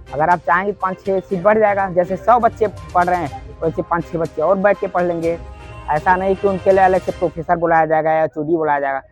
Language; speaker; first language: Hindi; native; Hindi